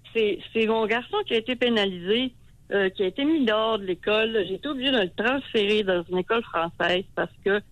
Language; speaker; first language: French; native; French